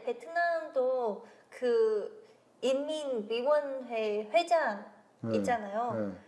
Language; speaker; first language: Korean; non-native, fluent; Vietnamese